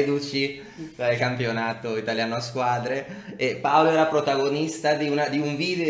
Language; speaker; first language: Italian; native; Italian